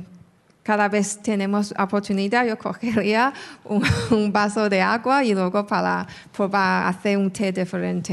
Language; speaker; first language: Spanish; non-native, fluent; Chinese